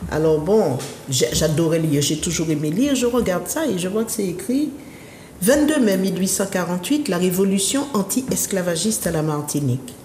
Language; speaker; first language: French; native; French